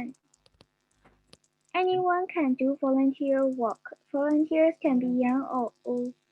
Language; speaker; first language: English; non-native, learner; Burmese